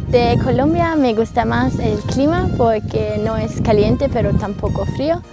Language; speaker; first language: Spanish; non-native, learner; German